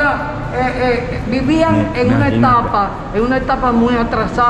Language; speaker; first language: Spanish; native; Spanish